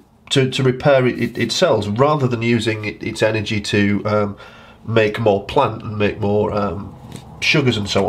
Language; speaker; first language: English; native; English